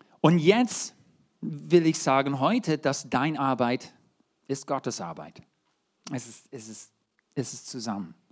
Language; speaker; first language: German; non-native, fluent; English